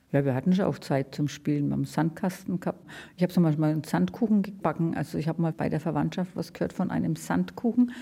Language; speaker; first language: German; native; German